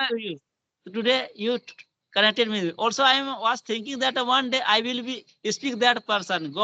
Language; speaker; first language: English; non-native, learner; Hindi